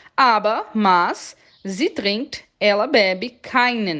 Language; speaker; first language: German; non-native, fluent; Portuguese